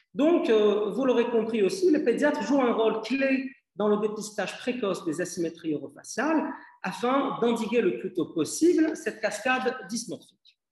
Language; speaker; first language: French; non-native, local second language; Arabic